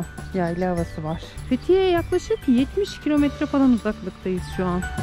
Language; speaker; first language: Turkish; native; Turkish